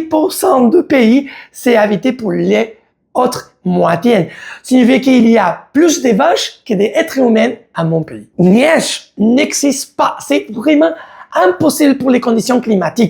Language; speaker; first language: French; non-native, learner; Spanish